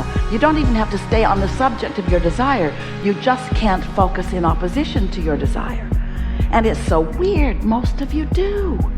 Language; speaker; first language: English; native; English